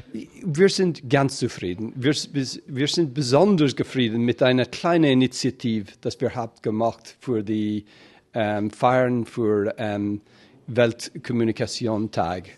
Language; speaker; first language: German; non-native, fluent; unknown